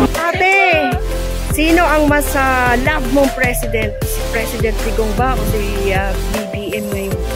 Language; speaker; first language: Filipino; native; Filipino